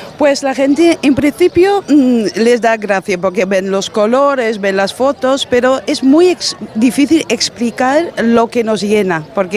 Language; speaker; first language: Spanish; non-native, fluent; Dutch